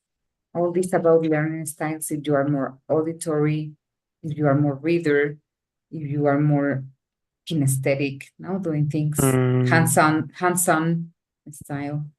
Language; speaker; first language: English; non-native, fluent; Spanish